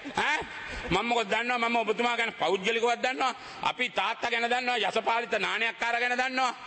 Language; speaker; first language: Sinhala; native; Sinhala